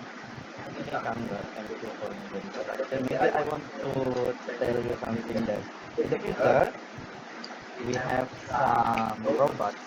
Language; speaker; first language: English; non-native, learner; Indonesian